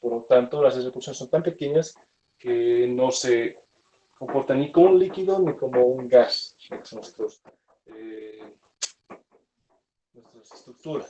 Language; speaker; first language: Spanish; native; Spanish